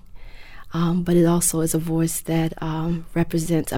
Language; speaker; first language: English; native; English